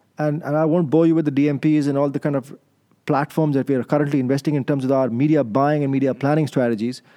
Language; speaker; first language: English; non-native, local second language; Hindi